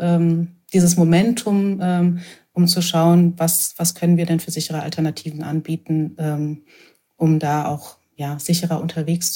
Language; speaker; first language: German; native; German